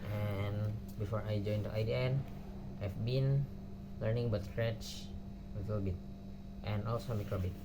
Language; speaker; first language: English; non-native, local second language; Indonesian